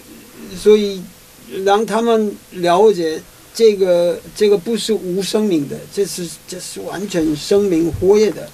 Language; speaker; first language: Chinese; non-native, fluent; Korean